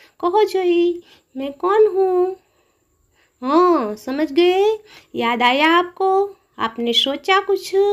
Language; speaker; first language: Hindi; non-native, local second language; Gujarati